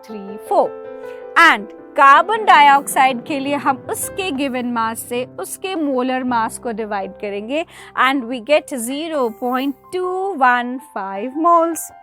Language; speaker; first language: Hindi; native; Hindi